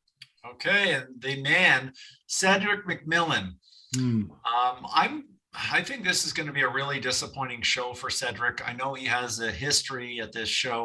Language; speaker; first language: English; native; English